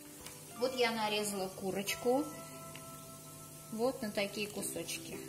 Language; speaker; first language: Russian; non-native, fluent; Armenian